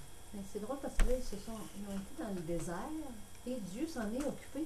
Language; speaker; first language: French; native; French